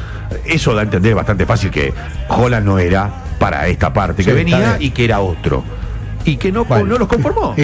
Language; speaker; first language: Spanish; native; Spanish